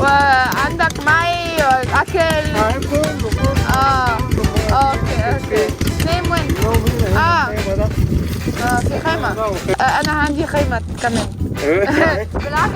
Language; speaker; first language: Arabic; non-native, learner; English